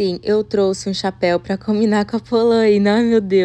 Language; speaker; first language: Portuguese; native; Portuguese